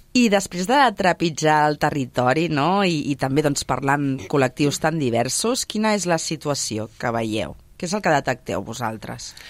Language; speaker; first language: Catalan; native; Catalan